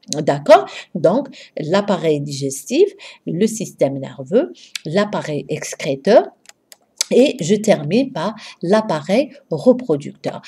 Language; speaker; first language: French; non-native, local second language; Arabic